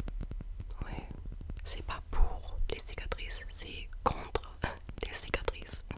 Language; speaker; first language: French; non-native, learner; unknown